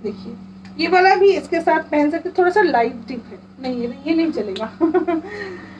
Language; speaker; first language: Hindi; non-native, local second language; Bangla